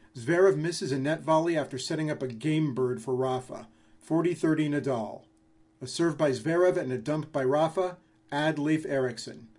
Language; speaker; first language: English; native; English